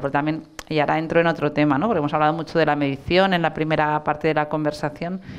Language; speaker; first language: Spanish; non-native, local second language; Catalan